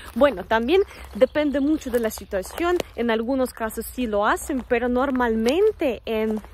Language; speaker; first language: Spanish; non-native, fluent; Russian